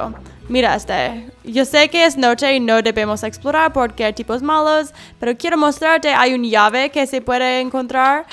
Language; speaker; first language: Spanish; non-native, learner; English